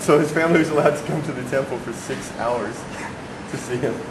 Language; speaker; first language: English; native; English